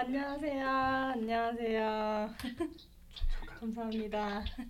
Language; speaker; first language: Korean; native; Korean